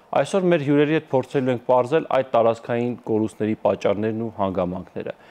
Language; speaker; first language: Armenian; native; Armenian